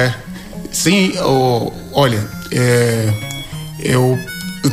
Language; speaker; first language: Portuguese; non-native, learner; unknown